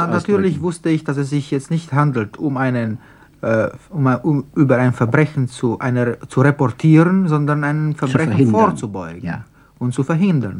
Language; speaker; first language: German; non-native, fluent; Slovak